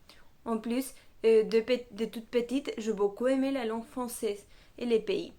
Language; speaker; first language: French; non-native, fluent; Spanish